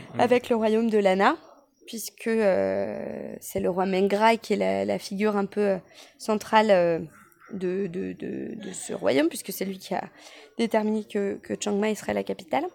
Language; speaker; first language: French; native; French